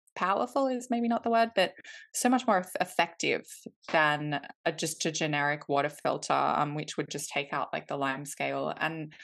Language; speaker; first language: English; native; English